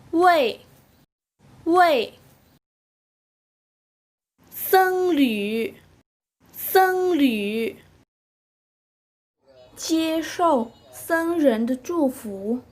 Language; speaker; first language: Chinese; non-native, fluent; Thai